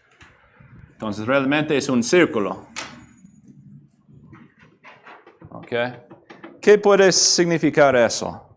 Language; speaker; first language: Spanish; non-native, fluent; English